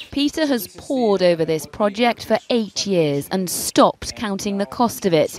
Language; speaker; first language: English; native; English